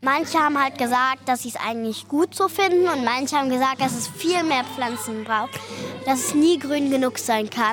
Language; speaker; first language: German; native; German